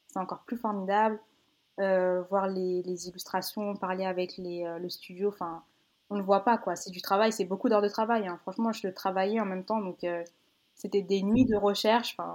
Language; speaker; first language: French; native; French